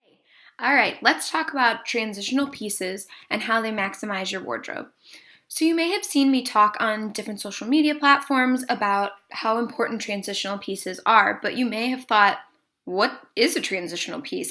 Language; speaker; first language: English; native; English